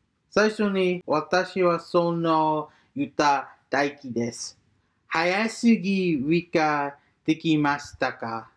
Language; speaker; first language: Japanese; non-native, learner; English